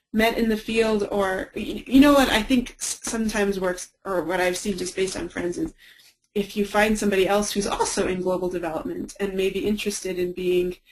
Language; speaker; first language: English; native; English